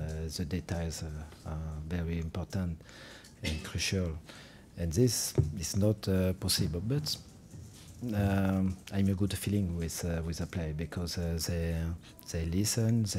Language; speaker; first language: English; non-native, fluent; French